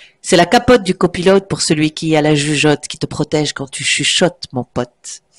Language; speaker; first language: French; native; French